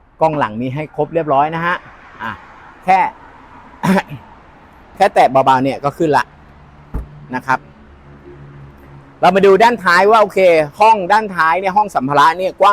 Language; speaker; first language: Thai; native; Thai